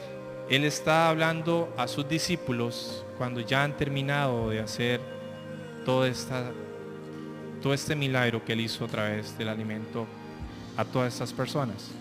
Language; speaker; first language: Spanish; native; Spanish